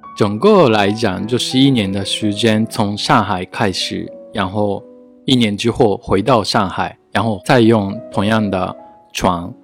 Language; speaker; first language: Chinese; non-native, fluent; Japanese